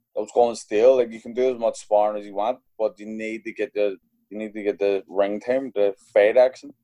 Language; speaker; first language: English; native; English